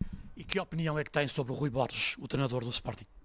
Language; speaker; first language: Portuguese; native; Portuguese